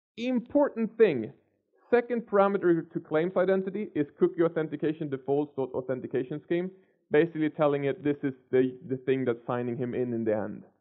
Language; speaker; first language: English; non-native, fluent; Swedish